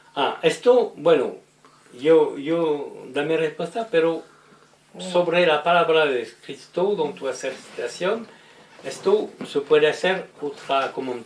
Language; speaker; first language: Spanish; non-native, fluent; French